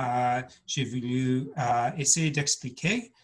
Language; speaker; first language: French; non-native, learner; English